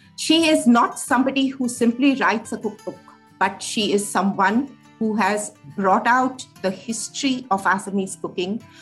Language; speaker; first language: English; non-native, local second language; Hindi